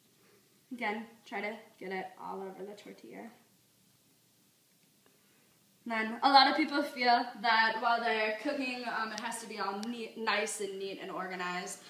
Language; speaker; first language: English; native; English